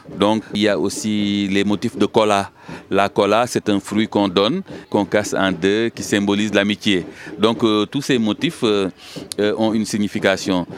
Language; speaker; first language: French; non-native, local second language; Wolof